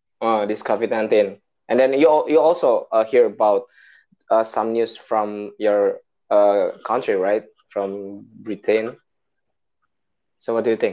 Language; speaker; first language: English; non-native, learner; Indonesian